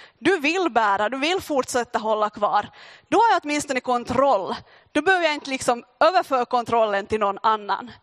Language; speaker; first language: Swedish; native; Swedish